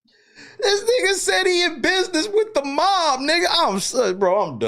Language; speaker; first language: English; native; English